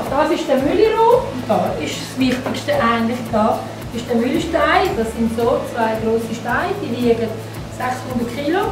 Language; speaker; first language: German; non-native, local second language; Italian